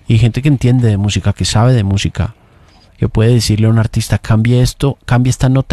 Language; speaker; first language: Spanish; native; Spanish